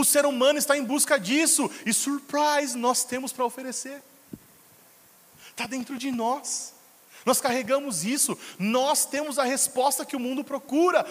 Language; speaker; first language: Portuguese; native; Portuguese